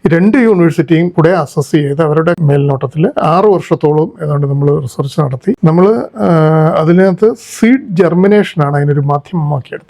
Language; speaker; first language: Malayalam; native; Malayalam